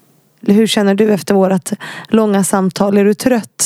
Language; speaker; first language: Swedish; native; Swedish